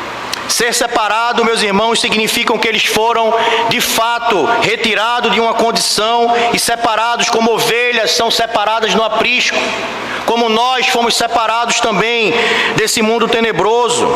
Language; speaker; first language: Portuguese; native; Portuguese